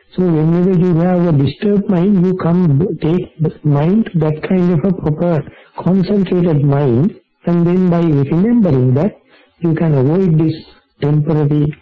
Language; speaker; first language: English; non-native, local second language; Sinhala